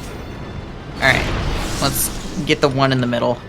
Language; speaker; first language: English; native; English